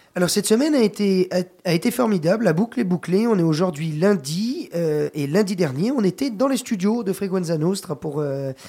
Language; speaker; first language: French; native; French